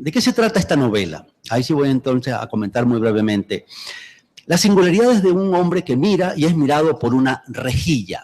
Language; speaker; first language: Spanish; native; Spanish